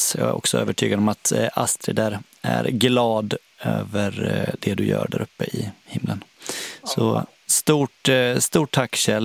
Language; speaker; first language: Swedish; native; Swedish